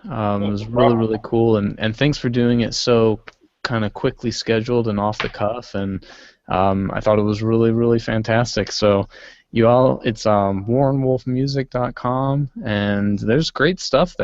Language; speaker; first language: English; native; English